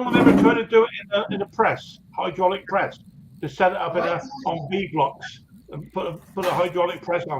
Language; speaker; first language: English; native; English